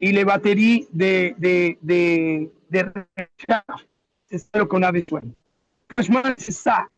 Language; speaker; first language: French; non-native, learner; Spanish